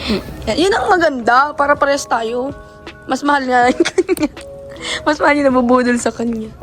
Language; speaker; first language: Filipino; native; Filipino